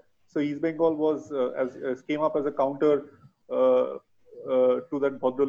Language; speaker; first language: English; non-native, local second language; Bangla